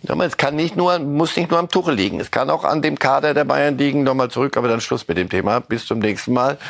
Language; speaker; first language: German; native; German